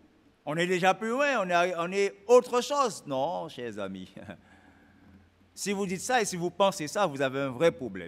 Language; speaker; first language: French; native; French